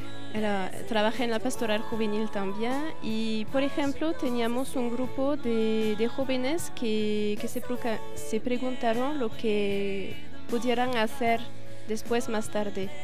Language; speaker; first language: Spanish; non-native, fluent; French